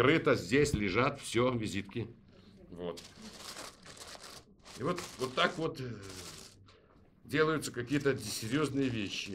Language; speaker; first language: Russian; native; Russian